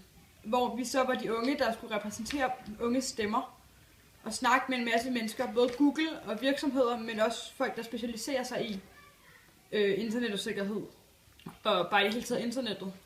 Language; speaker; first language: Danish; native; Danish